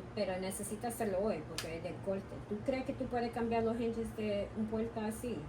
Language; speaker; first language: Spanish; non-native, learner; English